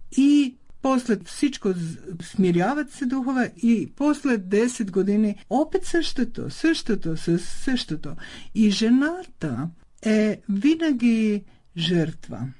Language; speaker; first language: Bulgarian; early bilingual, heritage; Croatian